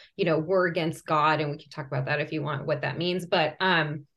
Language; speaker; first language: English; early bilingual, other home language; Persian